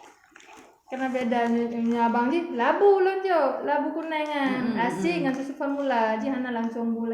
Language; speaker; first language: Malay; non-native, local second language; Achinese